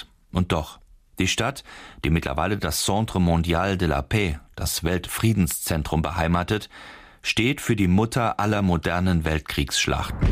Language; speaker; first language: German; native; German